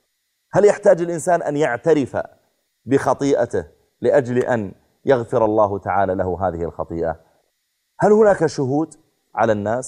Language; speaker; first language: Arabic; native; Arabic